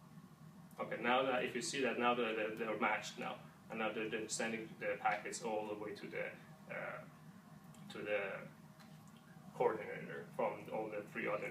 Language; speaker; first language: English; non-native, fluent; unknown